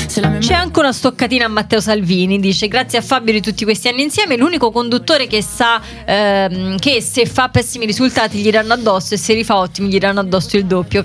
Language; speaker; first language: Italian; native; Italian